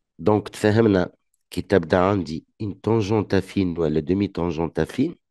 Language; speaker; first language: French; non-native, local second language; Arabic